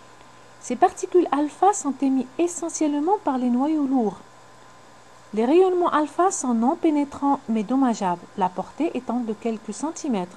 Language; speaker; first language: French; non-native, local second language; Arabic